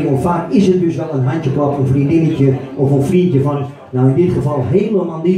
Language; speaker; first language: Dutch; native; Dutch